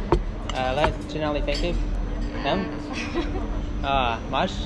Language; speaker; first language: Hungarian; non-native, learner; English